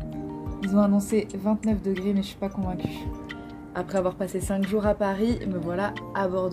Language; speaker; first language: French; native; French